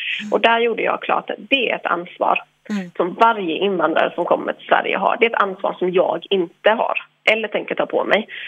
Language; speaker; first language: Swedish; early bilingual, other home language; English